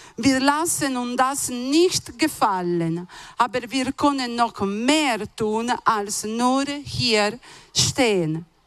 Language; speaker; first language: German; non-native, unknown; Italian